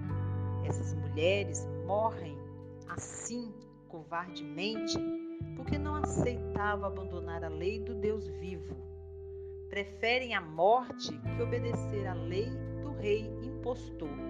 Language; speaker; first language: Portuguese; native; Portuguese